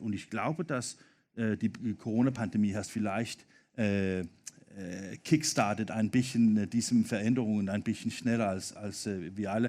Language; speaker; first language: German; non-native, fluent; Danish